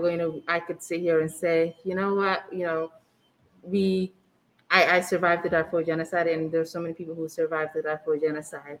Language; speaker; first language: English; early bilingual, other home language; Arabic